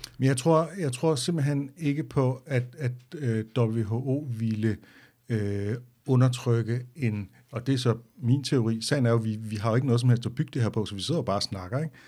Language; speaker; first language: Danish; native; Danish